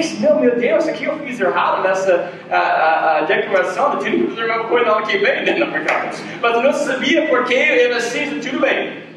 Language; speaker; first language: Portuguese; non-native, fluent; English